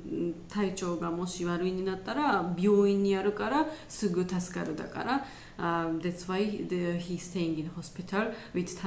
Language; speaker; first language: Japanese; non-native, learner; Georgian